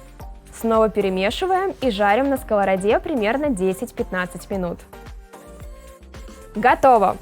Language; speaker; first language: Russian; native; Russian